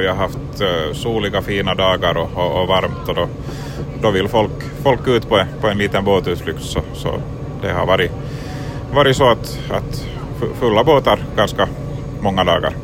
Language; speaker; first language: Swedish; native; Swedish